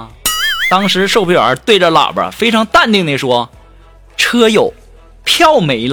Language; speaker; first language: Chinese; native; Chinese